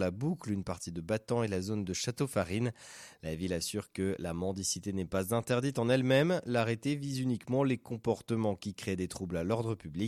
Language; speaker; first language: French; native; French